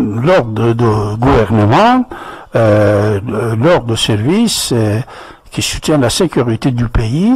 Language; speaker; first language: French; non-native, fluent; Persian